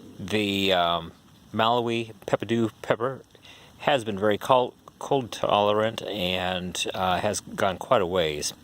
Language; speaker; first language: English; native; English